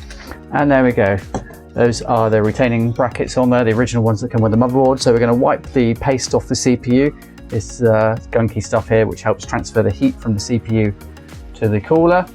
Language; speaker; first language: English; native; English